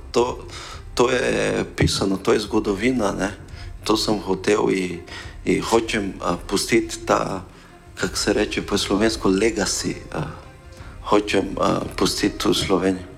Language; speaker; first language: Slovenian; non-native, learner; Portuguese